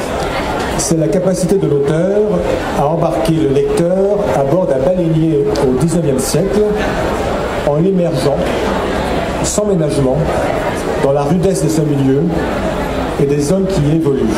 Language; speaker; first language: French; native; French